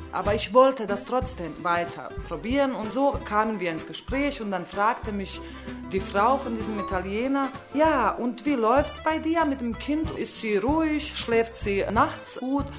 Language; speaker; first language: German; non-native, fluent; Bosnian